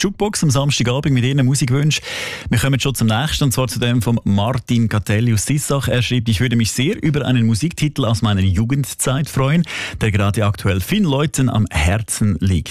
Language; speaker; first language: German; native; German